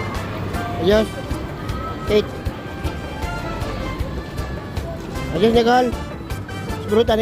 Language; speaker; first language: Spanish; non-native, fluent; Filipino